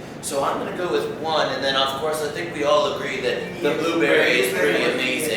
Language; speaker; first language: English; native; English